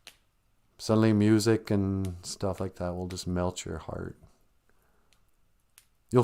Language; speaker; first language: English; native; English